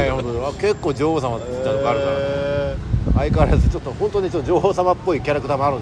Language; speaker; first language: Japanese; native; Japanese